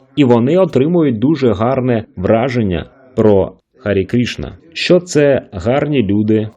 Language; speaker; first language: Ukrainian; non-native, fluent; English